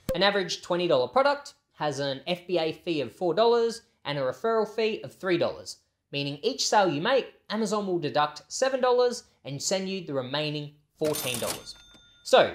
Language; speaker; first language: English; native; English